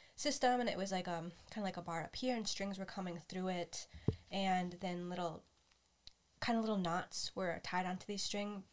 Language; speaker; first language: English; native; English